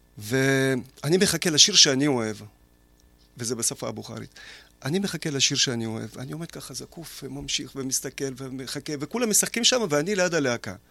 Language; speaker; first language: Hebrew; early bilingual, other home language; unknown